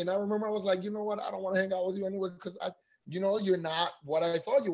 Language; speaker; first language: English; early bilingual, other home language; Spanish